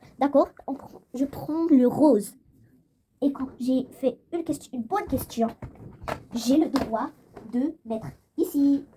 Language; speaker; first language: French; non-native, local second language; Arabic